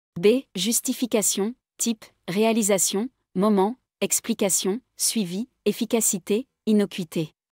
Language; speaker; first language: French; non-native, local second language; Arabic